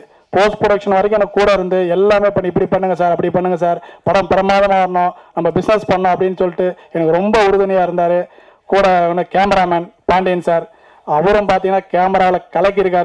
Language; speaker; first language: Tamil; native; Tamil